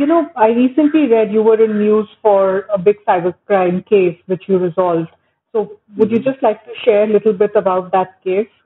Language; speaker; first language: English; non-native, local second language; Hindi